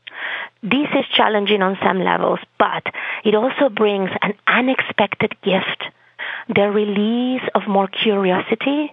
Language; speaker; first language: English; non-native, fluent; Spanish